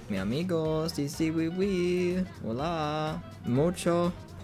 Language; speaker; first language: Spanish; non-native, learner; English